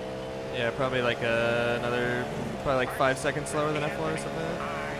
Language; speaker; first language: English; native; English